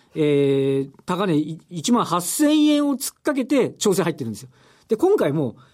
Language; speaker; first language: Japanese; native; Japanese